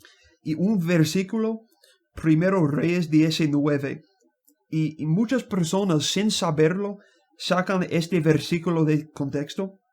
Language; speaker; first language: Spanish; non-native, learner; English